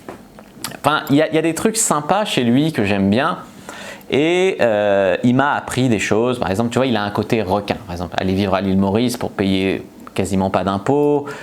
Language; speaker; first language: French; native; French